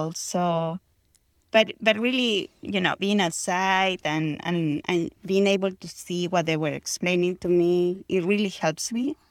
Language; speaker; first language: English; non-native, fluent; Spanish